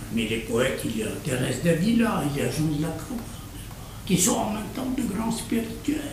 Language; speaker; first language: French; non-native, local second language; Arabic